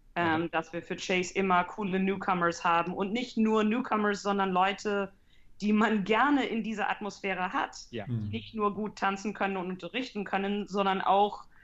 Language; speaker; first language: German; early bilingual, heritage; English